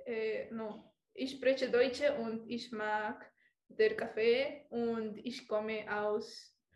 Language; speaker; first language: German; non-native, learner; Spanish